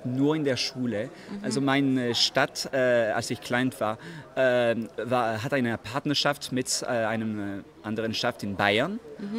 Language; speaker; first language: German; non-native, learner; French